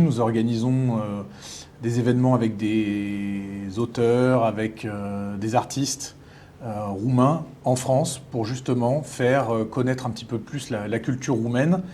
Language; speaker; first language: French; native; French